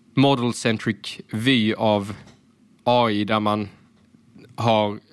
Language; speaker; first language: Swedish; native; Swedish